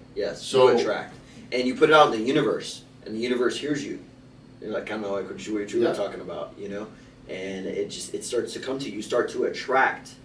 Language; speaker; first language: English; native; English